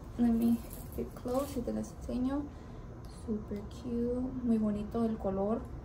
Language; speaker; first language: Spanish; early bilingual, heritage; Spanish